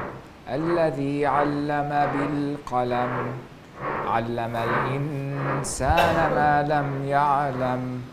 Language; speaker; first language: Arabic; non-native, fluent; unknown